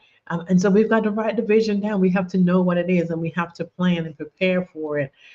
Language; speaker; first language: English; native; English